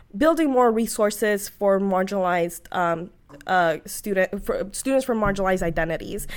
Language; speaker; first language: English; native; English